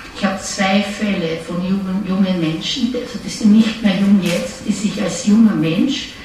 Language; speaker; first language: German; native; German